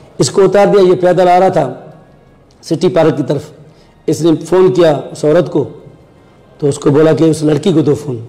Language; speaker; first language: Urdu; non-native, local second language; Sindhi